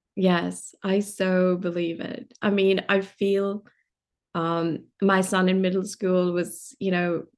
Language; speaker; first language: English; non-native, local second language; Hindi